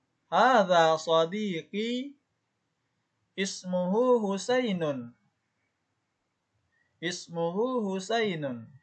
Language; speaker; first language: Arabic; non-native, fluent; Indonesian